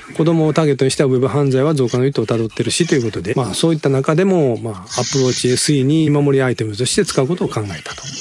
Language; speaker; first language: Japanese; native; Japanese